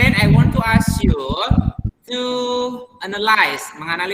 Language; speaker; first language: English; non-native, learner; Indonesian